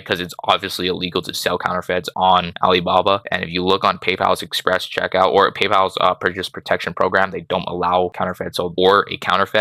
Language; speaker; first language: English; native; English